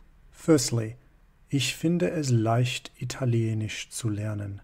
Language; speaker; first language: German; non-native, fluent; English